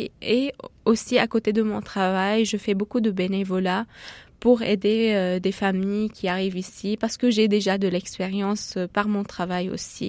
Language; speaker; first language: French; non-native, fluent; Arabic